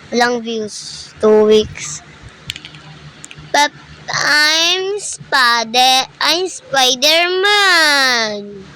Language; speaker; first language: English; non-native, learner; Filipino